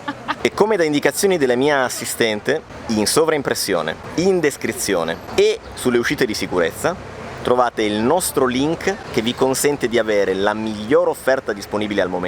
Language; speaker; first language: Italian; native; Italian